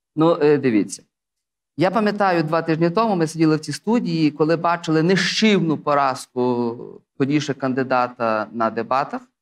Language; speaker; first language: Ukrainian; native; Ukrainian